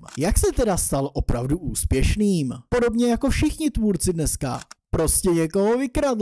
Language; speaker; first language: Czech; native; Czech